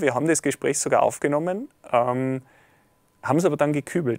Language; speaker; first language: German; native; German